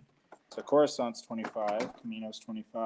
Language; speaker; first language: English; native; English